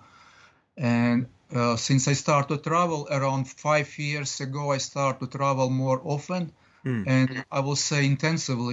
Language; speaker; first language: English; non-native, learner; Latvian